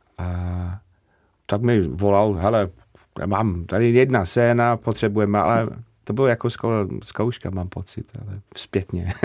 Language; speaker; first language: Czech; non-native, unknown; English